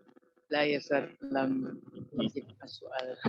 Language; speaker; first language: Arabic; non-native, learner; Indonesian